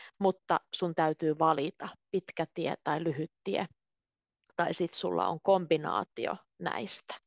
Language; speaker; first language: Finnish; native; Finnish